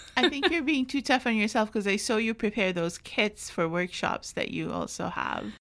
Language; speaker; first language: English; non-native, fluent; Arabic